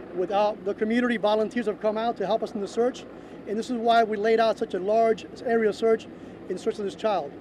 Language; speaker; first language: English; early bilingual, other home language; Spanish